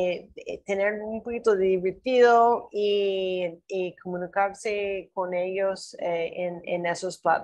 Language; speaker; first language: Spanish; non-native, learner; English